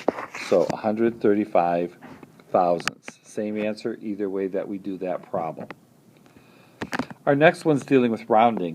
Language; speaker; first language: English; native; English